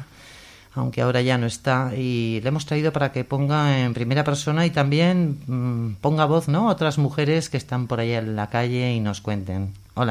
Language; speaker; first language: Spanish; native; Spanish